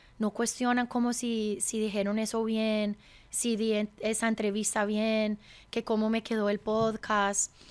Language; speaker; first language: Spanish; early bilingual, heritage; Spanish